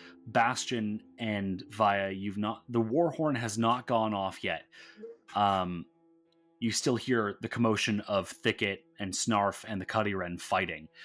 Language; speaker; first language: English; native; English